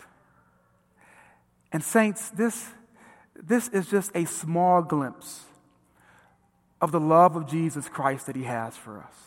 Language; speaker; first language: English; native; English